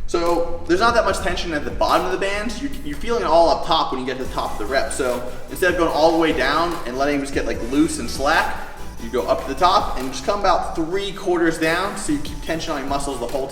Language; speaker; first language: English; native; English